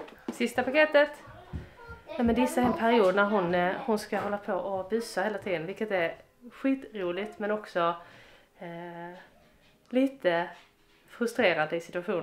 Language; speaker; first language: Swedish; native; Swedish